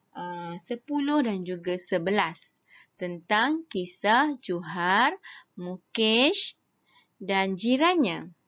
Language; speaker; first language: Malay; native; Malay